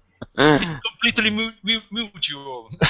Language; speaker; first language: English; non-native, fluent; Italian